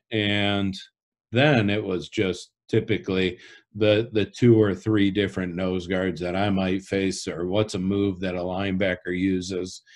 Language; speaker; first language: English; native; English